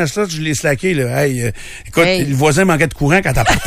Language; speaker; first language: French; native; French